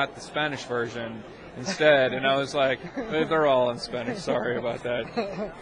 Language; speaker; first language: English; native; English